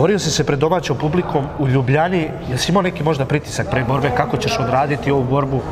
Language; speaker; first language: Serbian; native; Serbian